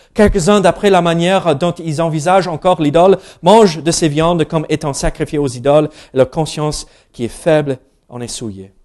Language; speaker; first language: French; non-native, fluent; English